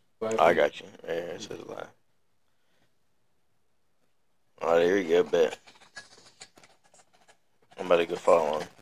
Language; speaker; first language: English; native; English